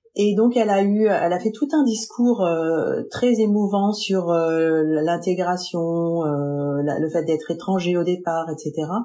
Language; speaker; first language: French; native; French